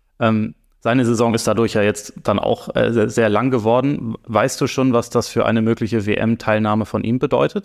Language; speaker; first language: German; native; German